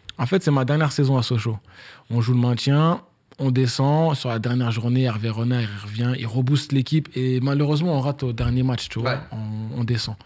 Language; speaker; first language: French; native; French